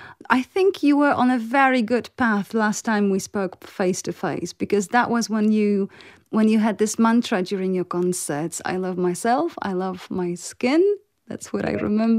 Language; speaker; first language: English; non-native, fluent; Polish